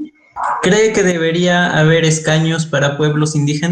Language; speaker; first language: Spanish; native; Spanish